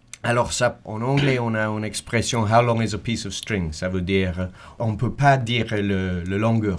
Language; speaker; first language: French; non-native, fluent; English